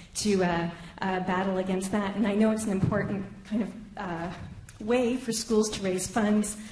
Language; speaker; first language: English; native; English